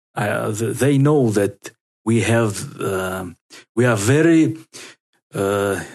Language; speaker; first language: English; non-native, learner; Russian